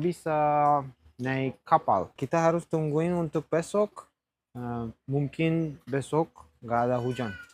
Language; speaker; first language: Indonesian; non-native, learner; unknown